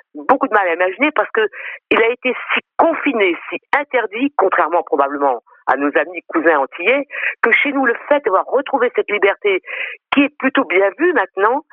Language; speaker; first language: French; non-native, local second language; Réunion Creole French